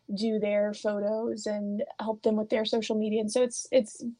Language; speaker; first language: English; native; English